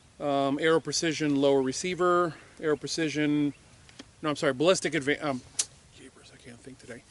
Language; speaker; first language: English; native; English